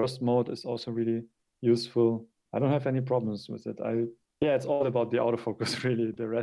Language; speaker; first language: English; non-native, fluent; German